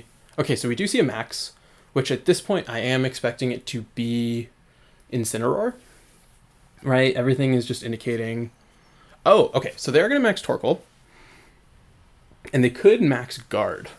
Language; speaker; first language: English; native; English